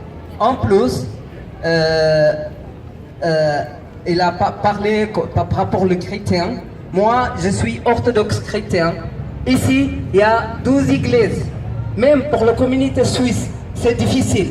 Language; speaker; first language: French; non-native, learner; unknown